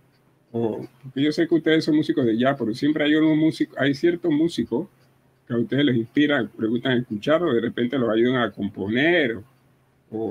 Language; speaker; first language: Spanish; native; Spanish